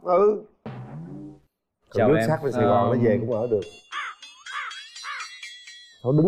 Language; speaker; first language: Vietnamese; native; Vietnamese